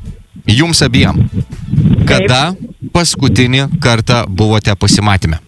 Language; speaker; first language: Lithuanian; native; Lithuanian